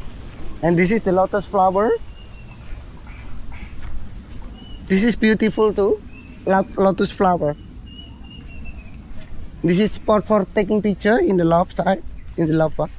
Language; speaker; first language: English; non-native, learner; Indonesian